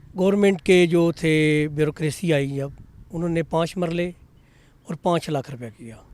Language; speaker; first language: Urdu; non-native, local second language; Pahari-Potwari